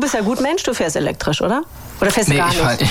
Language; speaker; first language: German; native; German